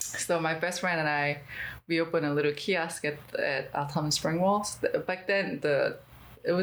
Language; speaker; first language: English; non-native, fluent; Korean